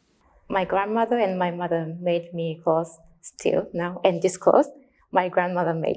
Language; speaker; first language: English; non-native, learner; Japanese